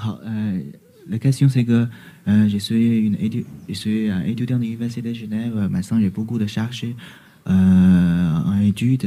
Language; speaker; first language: French; non-native, fluent; Chinese